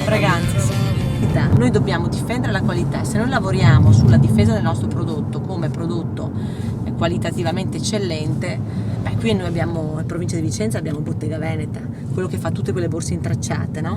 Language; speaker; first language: Italian; native; Italian